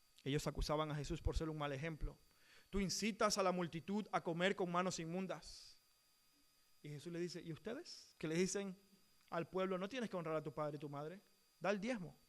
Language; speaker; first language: Spanish; native; Spanish